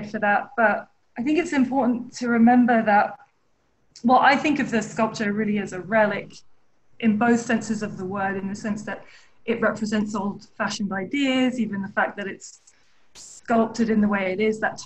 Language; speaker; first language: English; native; English